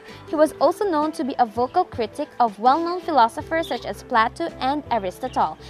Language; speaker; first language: English; non-native, local second language; Cebuano